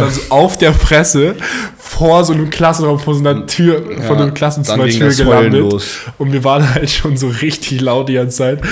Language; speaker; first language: German; native; German